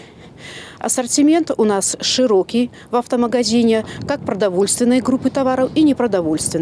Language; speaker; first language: Russian; native; Russian